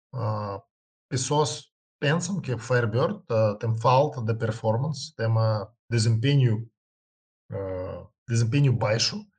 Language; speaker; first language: Portuguese; non-native, learner; Russian